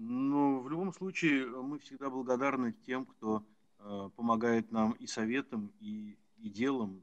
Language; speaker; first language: Russian; native; Russian